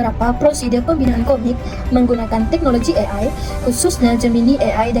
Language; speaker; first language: Malay; native; Malay